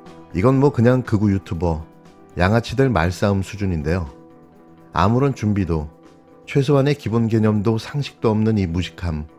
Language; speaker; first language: Korean; native; Korean